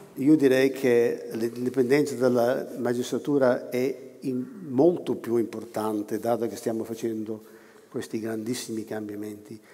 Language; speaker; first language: Italian; non-native, fluent; English